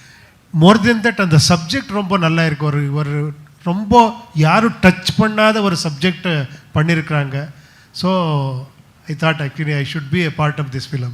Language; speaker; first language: Tamil; non-native, local second language; Kannada